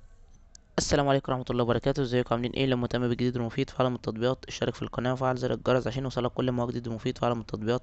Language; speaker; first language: Arabic; native; Arabic